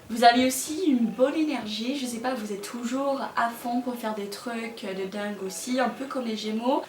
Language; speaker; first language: French; non-native, fluent; English